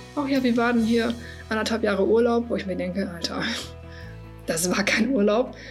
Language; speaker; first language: German; native; German